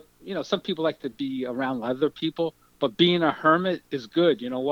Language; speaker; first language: English; native; English